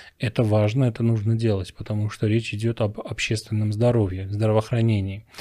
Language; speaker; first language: Russian; non-native, local second language; Armenian